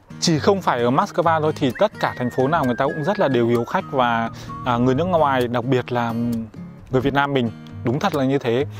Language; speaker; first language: Vietnamese; native; Vietnamese